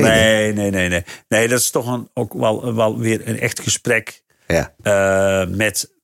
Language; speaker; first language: Dutch; native; Dutch